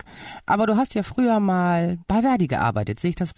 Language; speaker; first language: German; native; German